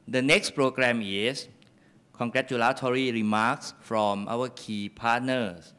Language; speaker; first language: English; non-native, fluent; Thai